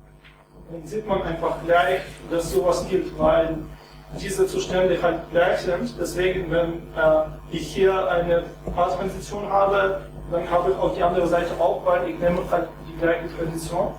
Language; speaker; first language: German; non-native, fluent; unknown